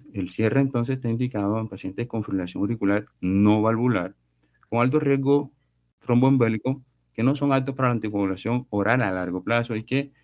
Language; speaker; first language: Spanish; native; Spanish